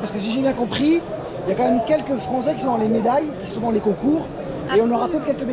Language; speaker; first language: French; native; French